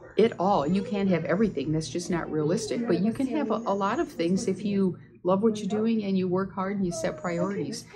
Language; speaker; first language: English; native; English